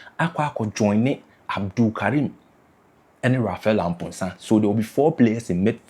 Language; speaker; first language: English; non-native, local second language; Akan